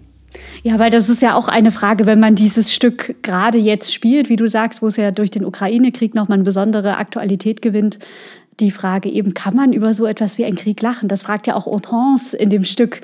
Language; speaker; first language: German; native; German